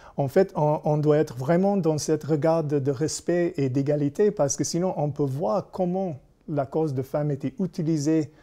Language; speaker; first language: French; non-native, fluent; English